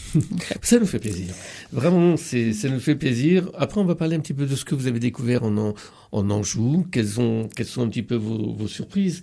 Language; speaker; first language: French; native; French